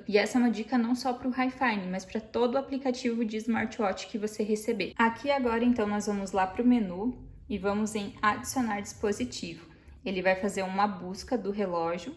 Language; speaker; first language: Portuguese; native; Portuguese